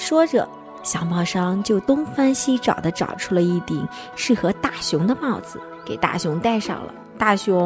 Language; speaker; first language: Chinese; native; Chinese